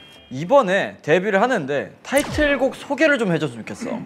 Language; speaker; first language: Korean; native; Korean